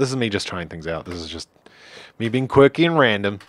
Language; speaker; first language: English; native; English